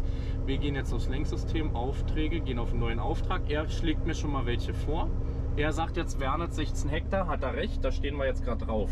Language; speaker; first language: German; native; German